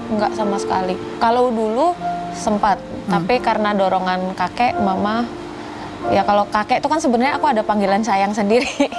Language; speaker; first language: Indonesian; native; Indonesian